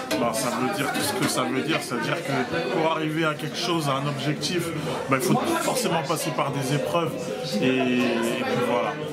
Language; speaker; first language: French; early bilingual, other home language; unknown